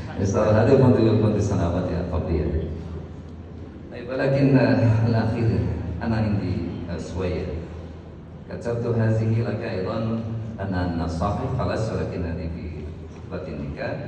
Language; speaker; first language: Arabic; non-native, learner; Indonesian